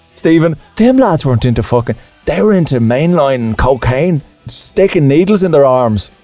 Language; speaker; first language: English; native; English